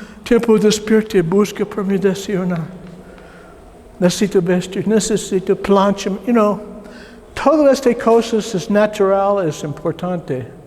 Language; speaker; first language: Spanish; non-native, learner; English